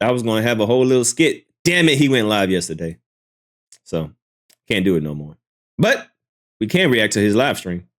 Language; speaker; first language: English; native; English